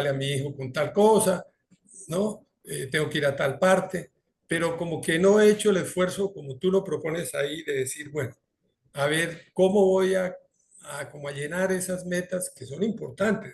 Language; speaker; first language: Spanish; native; Spanish